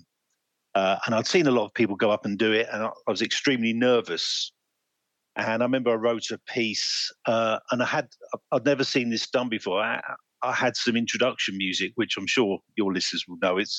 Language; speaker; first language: English; native; English